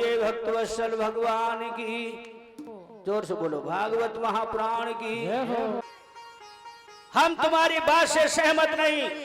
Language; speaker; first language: Hindi; native; Hindi